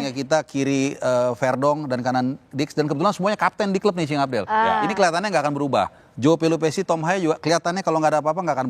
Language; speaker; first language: Indonesian; native; Indonesian